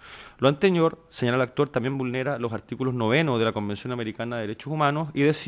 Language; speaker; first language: Spanish; native; Spanish